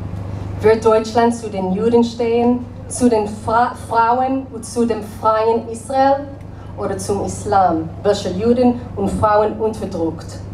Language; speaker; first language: German; non-native, learner; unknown